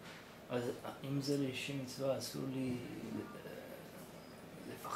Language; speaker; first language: Hebrew; non-native, fluent; English